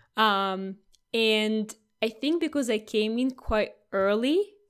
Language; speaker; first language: English; non-native, fluent; Russian